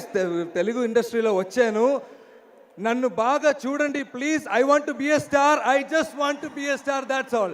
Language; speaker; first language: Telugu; non-native, learner; Malayalam